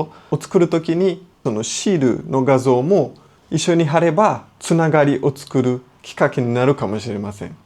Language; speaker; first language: Japanese; non-native, fluent; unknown